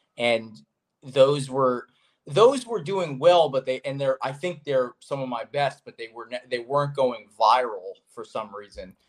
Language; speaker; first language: English; native; English